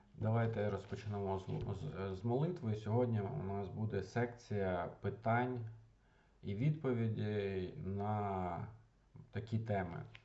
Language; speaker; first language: Ukrainian; non-native, local second language; Russian